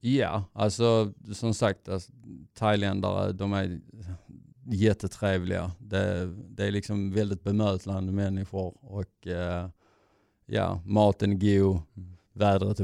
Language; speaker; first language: Swedish; native; Swedish